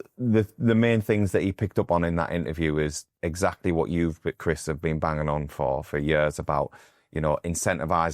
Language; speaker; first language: English; native; English